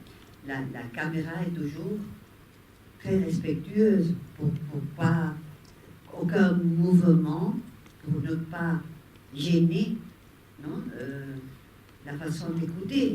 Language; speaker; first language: French; non-native, fluent; Spanish